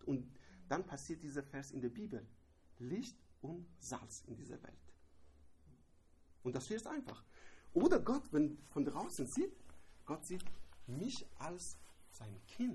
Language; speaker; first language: German; non-native, learner; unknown